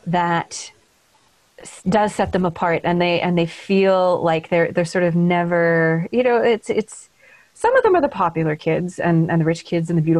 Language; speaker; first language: English; native; English